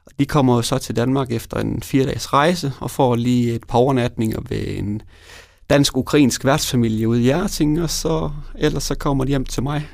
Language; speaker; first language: Danish; native; Danish